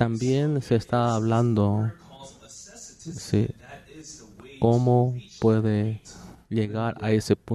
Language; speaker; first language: Spanish; non-native, learner; Korean